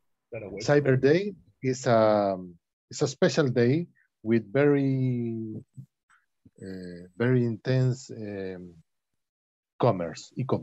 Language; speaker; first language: English; non-native, learner; Spanish